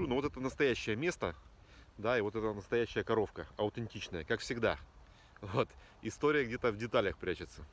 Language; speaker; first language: Russian; native; Russian